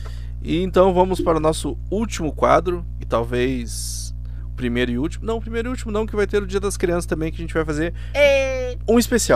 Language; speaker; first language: Portuguese; native; Portuguese